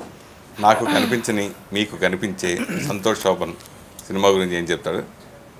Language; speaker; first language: Telugu; native; Telugu